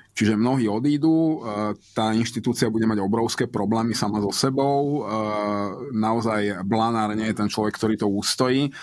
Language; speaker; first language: Slovak; non-native, local second language; Hungarian